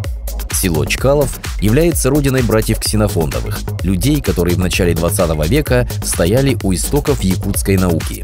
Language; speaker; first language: Russian; native; Russian